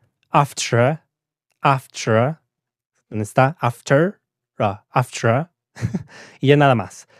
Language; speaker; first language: Spanish; native; Spanish